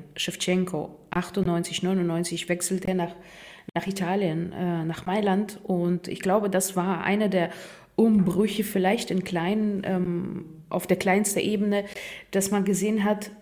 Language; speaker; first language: German; non-native, fluent; Russian